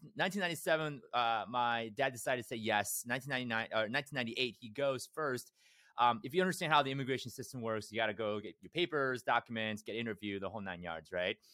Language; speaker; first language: English; early bilingual, other home language; Korean